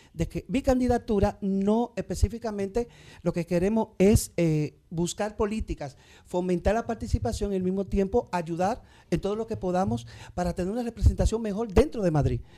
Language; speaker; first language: Spanish; native; Spanish